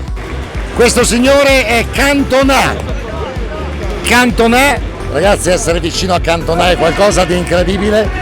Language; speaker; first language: Italian; native; Italian